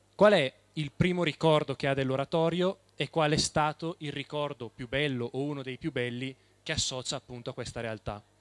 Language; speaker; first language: Italian; native; Italian